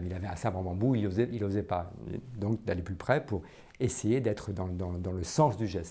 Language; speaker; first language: French; native; French